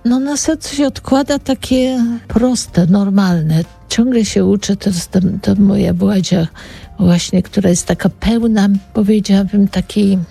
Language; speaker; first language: Polish; native; Polish